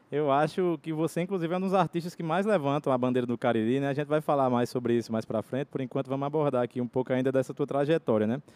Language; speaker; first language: Portuguese; native; Portuguese